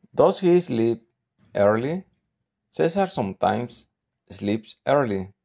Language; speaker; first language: English; non-native, learner; Spanish